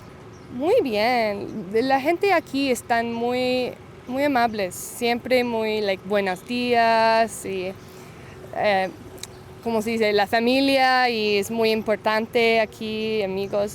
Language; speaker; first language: Spanish; non-native, learner; English